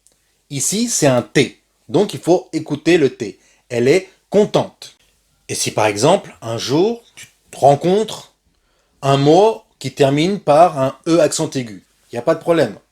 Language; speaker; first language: French; non-native, fluent; Spanish